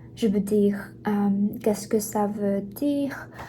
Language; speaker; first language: French; non-native, learner; Chinese